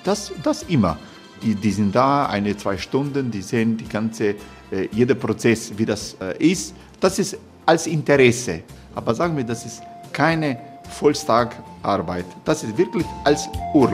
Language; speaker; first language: German; non-native, learner; Croatian